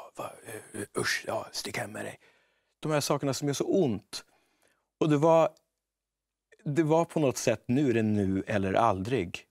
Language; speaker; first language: Swedish; native; Swedish